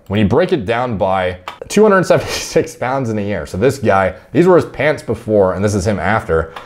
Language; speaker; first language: English; native; English